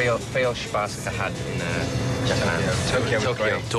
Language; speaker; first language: German; non-native, learner; English